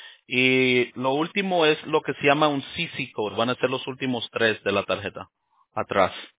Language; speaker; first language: Spanish; early bilingual, heritage; Spanish